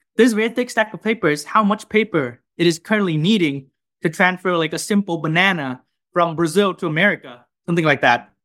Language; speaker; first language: English; non-native, fluent; Vietnamese